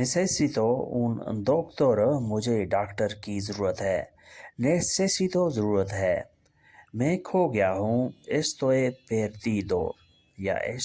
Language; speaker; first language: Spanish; non-native, fluent; Urdu